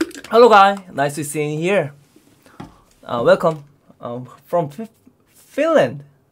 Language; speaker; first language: English; non-native, learner; Korean